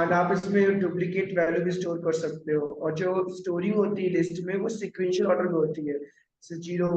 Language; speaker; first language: Hindi; native; Hindi